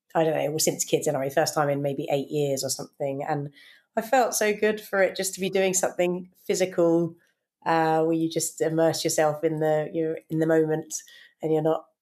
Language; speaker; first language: English; native; English